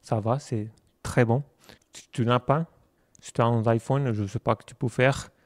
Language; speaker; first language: French; non-native, learner; Portuguese